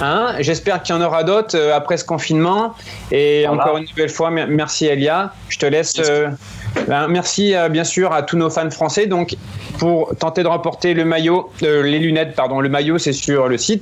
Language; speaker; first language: French; native; French